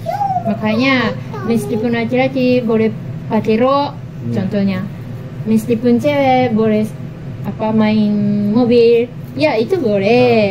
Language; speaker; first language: Indonesian; non-native, learner; Japanese